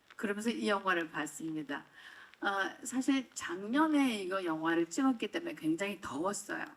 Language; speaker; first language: Korean; native; Korean